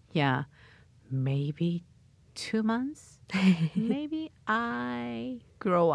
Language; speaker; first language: English; non-native, learner; Japanese